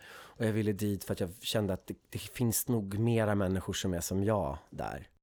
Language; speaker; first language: Swedish; native; Swedish